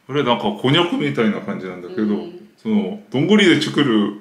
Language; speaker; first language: Japanese; non-native, fluent; Korean